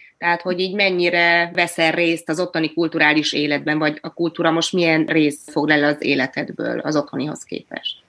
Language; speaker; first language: Hungarian; native; Hungarian